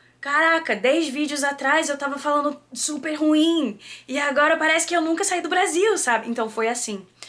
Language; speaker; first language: Portuguese; early bilingual, heritage; Portuguese